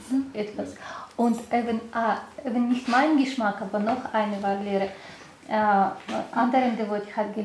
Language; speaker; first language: German; non-native, learner; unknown